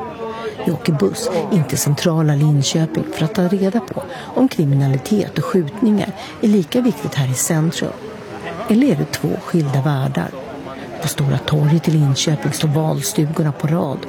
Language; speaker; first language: Swedish; native; Swedish